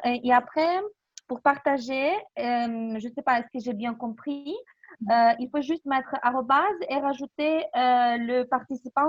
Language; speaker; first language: French; non-native, fluent; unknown